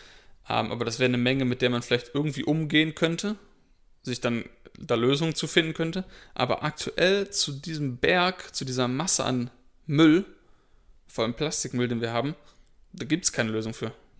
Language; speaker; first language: German; native; German